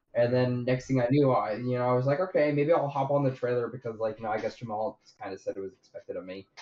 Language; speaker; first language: English; native; English